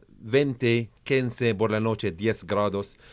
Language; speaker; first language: Spanish; non-native, learner; Arabic